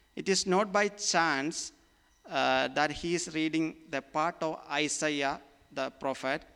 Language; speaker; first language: English; non-native, local second language; Malayalam